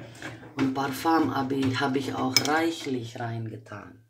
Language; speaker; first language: German; non-native, learner; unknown